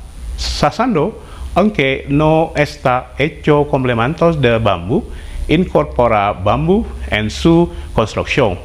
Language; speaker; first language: Spanish; non-native, fluent; Indonesian